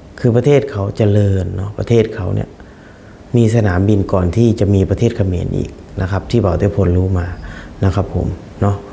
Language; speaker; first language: Thai; non-native, fluent; Khmer